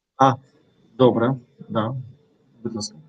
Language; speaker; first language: Ukrainian; non-native, learner; Russian